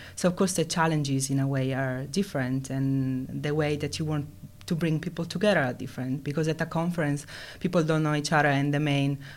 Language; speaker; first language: English; non-native, fluent; Italian